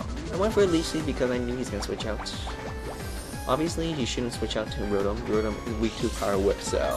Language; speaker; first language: English; native; English